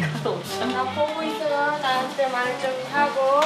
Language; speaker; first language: Korean; non-native, fluent; Uzbek